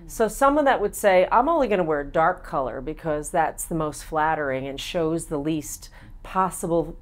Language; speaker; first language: English; native; English